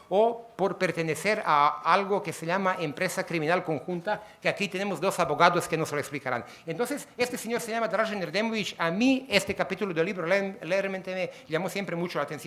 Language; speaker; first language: Spanish; native; Spanish